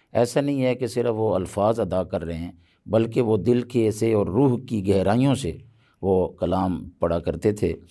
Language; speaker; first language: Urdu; non-native, local second language; Punjabi